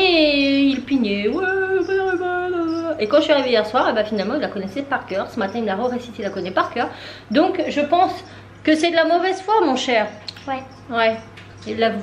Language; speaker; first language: French; native; French